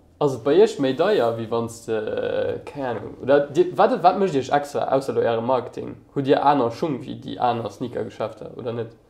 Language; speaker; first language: Luxembourgish; native; Luxembourgish